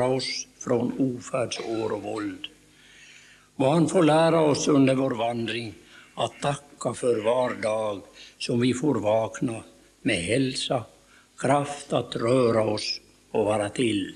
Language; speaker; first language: Swedish; native; Swedish